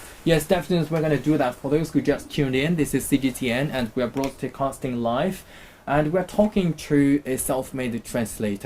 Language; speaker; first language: English; non-native, fluent; Chinese